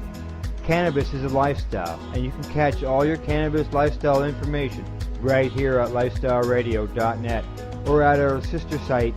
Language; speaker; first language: English; native; English